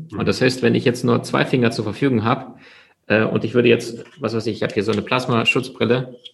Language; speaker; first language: German; early bilingual, other home language; Russian